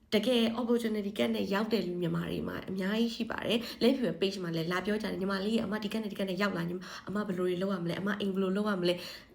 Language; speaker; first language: Burmese; native; Burmese